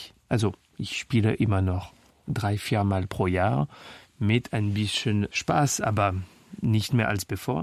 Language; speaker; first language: German; non-native, fluent; French